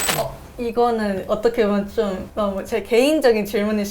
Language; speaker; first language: Korean; native; Korean